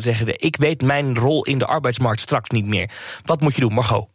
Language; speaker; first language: Dutch; native; Dutch